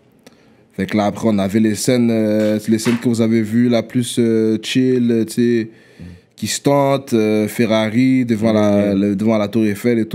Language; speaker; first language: French; native; French